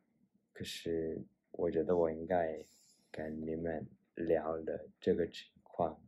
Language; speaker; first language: Chinese; non-native, learner; Spanish